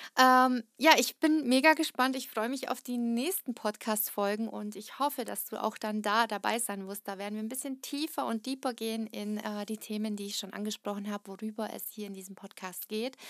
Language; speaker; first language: German; early bilingual, other home language; Russian